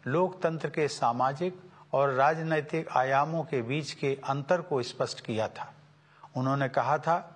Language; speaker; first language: Hindi; native; Hindi